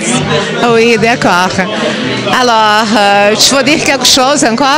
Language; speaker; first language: French; non-native, fluent; Portuguese